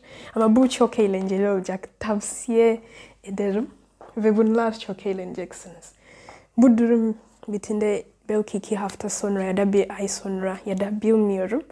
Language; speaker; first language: Turkish; non-native, learner; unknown